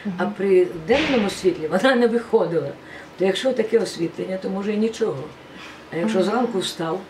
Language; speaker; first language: Ukrainian; non-native, local second language; Russian